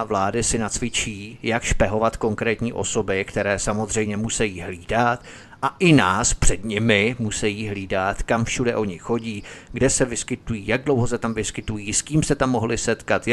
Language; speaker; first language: Czech; native; Czech